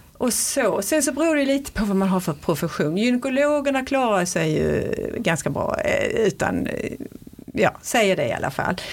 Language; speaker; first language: Swedish; native; Swedish